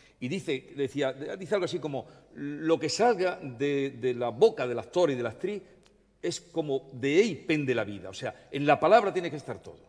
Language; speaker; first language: Spanish; native; Spanish